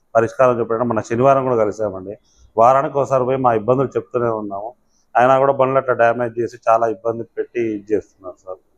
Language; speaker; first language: Telugu; native; Telugu